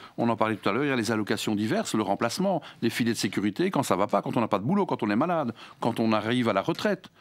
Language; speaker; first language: French; native; French